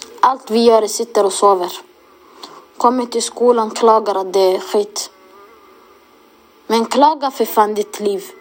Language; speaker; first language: Swedish; non-native, local second language; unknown